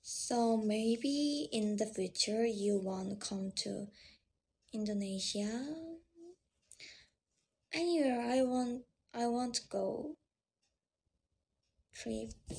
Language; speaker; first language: English; non-native, learner; Korean